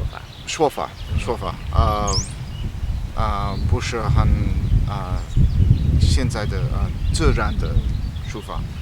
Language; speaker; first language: Chinese; non-native, learner; English